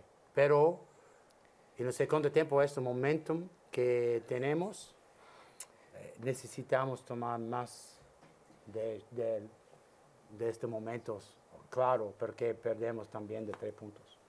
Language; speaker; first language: Spanish; non-native, learner; English